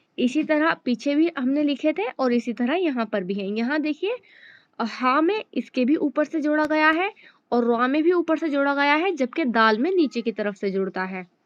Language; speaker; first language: Hindi; native; Hindi